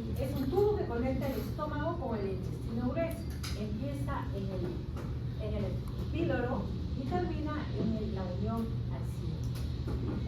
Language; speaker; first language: Spanish; native; Spanish